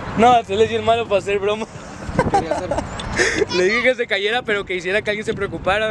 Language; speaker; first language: Spanish; native; Spanish